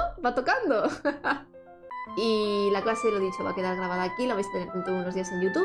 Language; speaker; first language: Spanish; native; Spanish